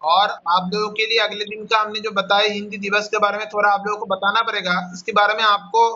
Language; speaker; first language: Hindi; non-native, local second language; Bangla